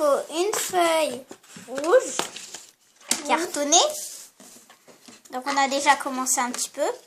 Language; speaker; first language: French; native; French